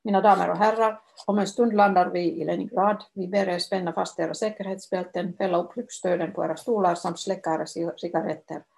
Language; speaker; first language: Swedish; non-native, local second language; Finnish